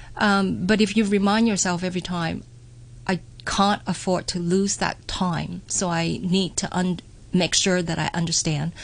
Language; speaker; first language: English; native; English